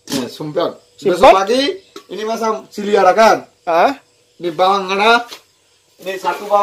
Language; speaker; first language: Indonesian; non-native, learner; Bangla